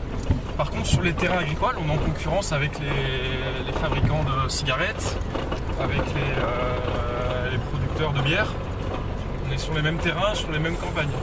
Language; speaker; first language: French; native; French